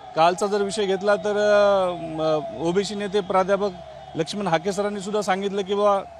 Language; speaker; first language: Marathi; non-native, local second language; Lambadi